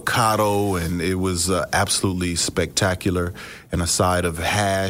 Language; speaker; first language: English; early bilingual, other home language; Russian